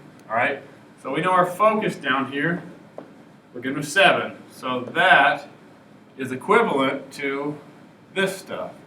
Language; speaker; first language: English; native; English